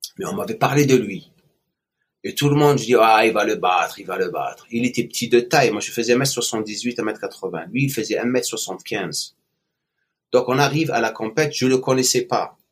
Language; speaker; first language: French; non-native, local second language; Arabic